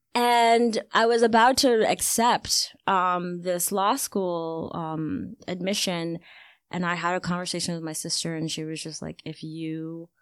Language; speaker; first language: English; early bilingual, other home language; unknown